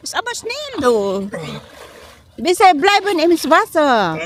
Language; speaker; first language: German; non-native, learner; Filipino